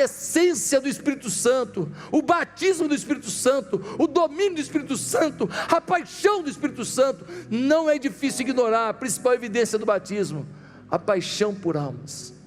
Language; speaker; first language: Portuguese; native; Portuguese